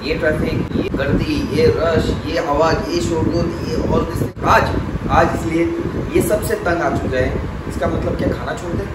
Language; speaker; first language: Hindi; non-native, local second language; Bangla